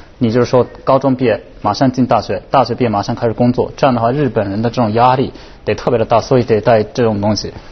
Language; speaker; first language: Chinese; non-native, fluent; Japanese